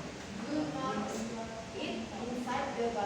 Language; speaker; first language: English; non-native, learner; Indonesian